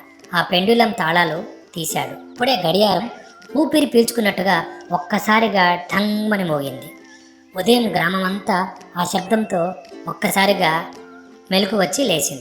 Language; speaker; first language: Telugu; native; Telugu